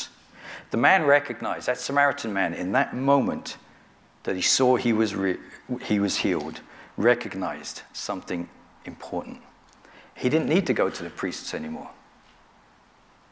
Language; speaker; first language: English; native; English